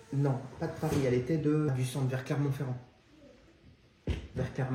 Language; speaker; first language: French; native; French